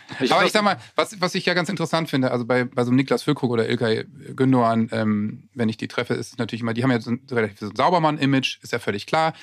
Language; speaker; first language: German; native; German